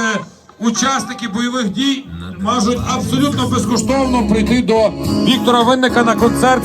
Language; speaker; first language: Ukrainian; native; Ukrainian